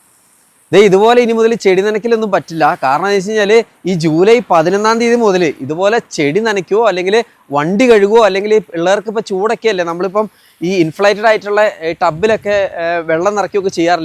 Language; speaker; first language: Malayalam; native; Malayalam